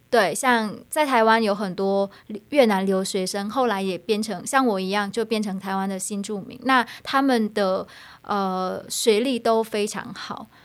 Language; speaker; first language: Chinese; non-native, fluent; Vietnamese